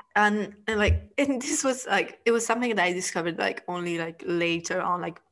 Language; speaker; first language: English; non-native, fluent; Italian